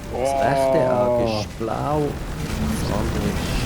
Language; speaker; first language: German; native; German